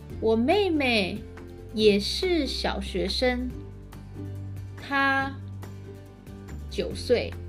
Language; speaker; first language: Chinese; early bilingual, heritage; Chinese